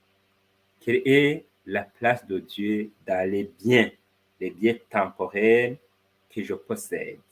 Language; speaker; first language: French; non-native, fluent; Spanish